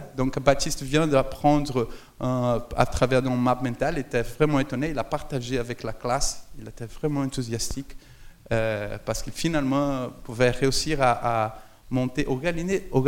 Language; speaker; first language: French; non-native, fluent; Portuguese